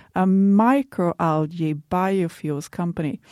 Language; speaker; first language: English; non-native, fluent; Swedish